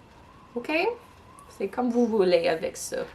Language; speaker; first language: French; non-native, local second language; English